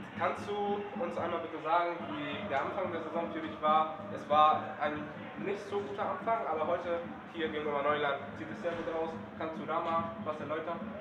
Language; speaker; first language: German; early bilingual, other home language; Spanish